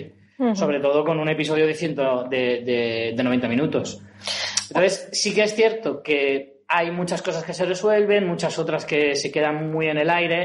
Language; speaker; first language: Spanish; native; Spanish